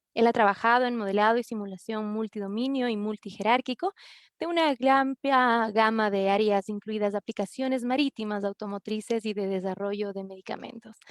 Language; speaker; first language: Spanish; native; Spanish